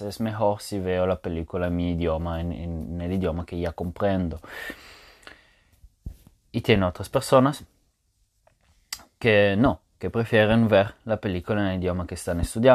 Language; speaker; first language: Spanish; non-native, fluent; Italian